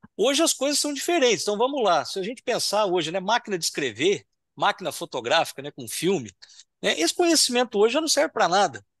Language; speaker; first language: Portuguese; native; Portuguese